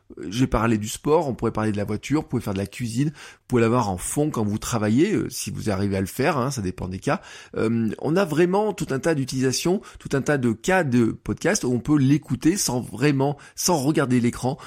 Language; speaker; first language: French; native; French